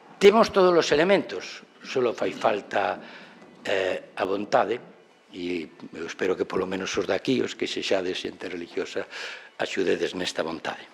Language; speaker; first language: Galician; non-native, local second language; Spanish